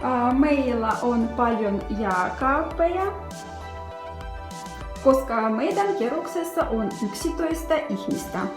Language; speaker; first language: Finnish; non-native, learner; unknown